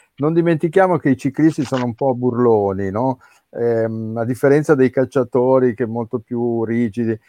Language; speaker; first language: Italian; native; Italian